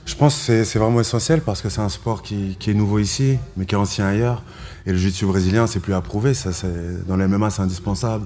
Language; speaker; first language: French; native; French